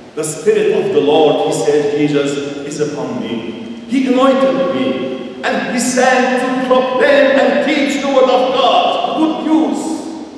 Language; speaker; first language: English; non-native, fluent; Armenian